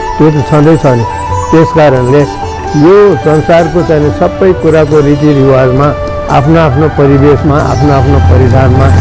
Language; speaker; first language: Nepali; non-native, local second language; Newari